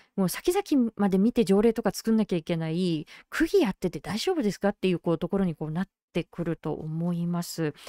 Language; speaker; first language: Japanese; native; Japanese